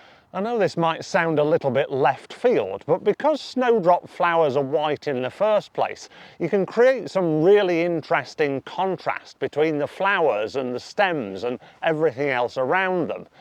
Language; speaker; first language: English; native; English